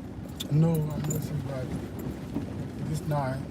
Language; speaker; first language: English; non-native, fluent; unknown